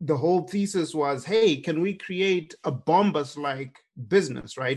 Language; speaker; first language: English; non-native, local second language; Shona